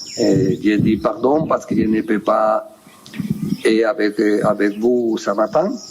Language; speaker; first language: French; non-native, learner; Spanish